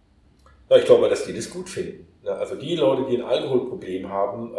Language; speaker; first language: German; native; German